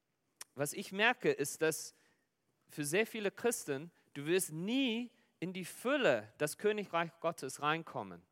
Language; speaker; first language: German; non-native, fluent; Afrikaans